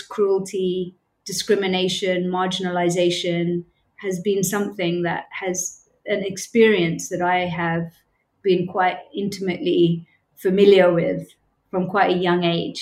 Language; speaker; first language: English; native; English